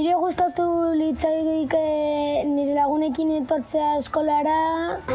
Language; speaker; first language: Basque; non-native, local second language; Spanish